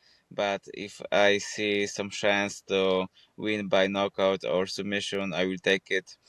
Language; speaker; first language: English; non-native, fluent; Polish